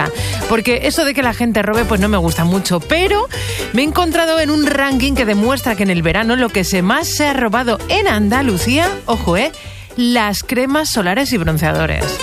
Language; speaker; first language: Spanish; native; Spanish